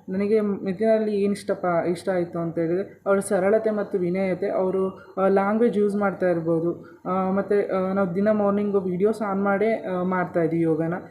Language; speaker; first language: Kannada; native; Kannada